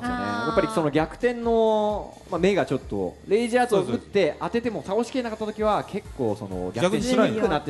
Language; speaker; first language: Japanese; native; Japanese